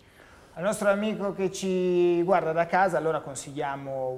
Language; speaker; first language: Italian; native; Italian